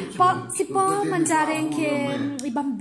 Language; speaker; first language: Italian; non-native, learner; Thai